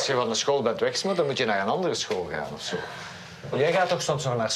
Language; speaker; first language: Dutch; native; Dutch